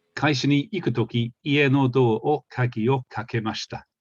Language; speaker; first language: Japanese; non-native, fluent; English